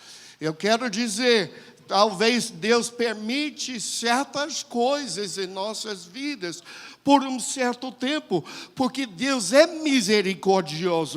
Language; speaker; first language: Portuguese; non-native, fluent; English